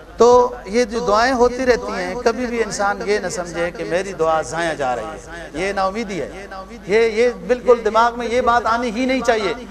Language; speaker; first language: Urdu; non-native, local second language; Punjabi